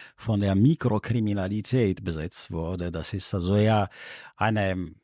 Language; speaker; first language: German; non-native, fluent; Italian